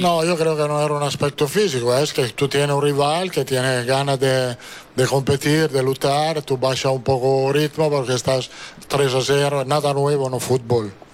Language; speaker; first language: Portuguese; non-native, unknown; Italian